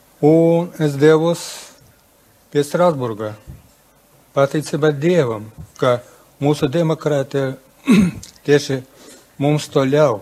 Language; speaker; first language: Latvian; non-native, local second language; Russian